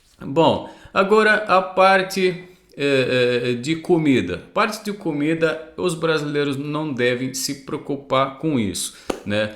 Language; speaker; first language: Portuguese; non-native, fluent; Arabic